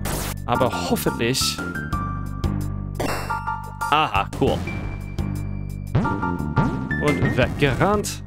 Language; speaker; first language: German; non-native, fluent; English